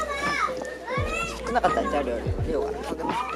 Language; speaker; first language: Japanese; native; Japanese